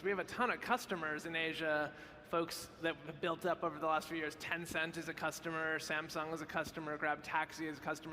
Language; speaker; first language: English; native; English